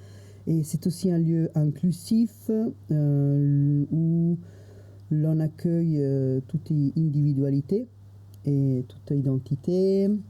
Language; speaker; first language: French; non-native, fluent; Italian